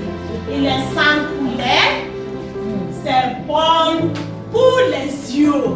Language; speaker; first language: French; non-native, learner; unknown